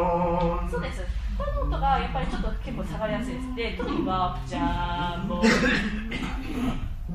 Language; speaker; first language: Japanese; native; Japanese